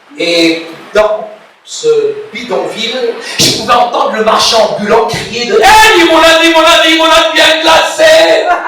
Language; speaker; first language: French; early bilingual, other home language; Arabic